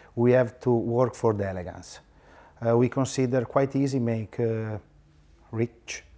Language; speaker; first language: English; non-native, fluent; Italian